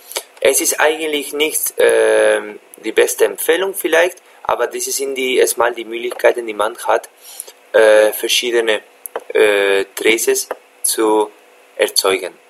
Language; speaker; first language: German; non-native, fluent; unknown